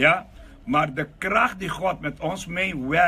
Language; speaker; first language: Dutch; non-native, local second language; Papiamento